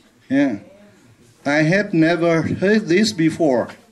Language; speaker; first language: English; non-native, fluent; Vietnamese